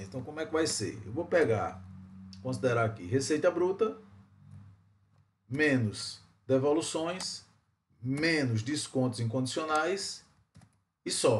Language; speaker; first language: Portuguese; native; Portuguese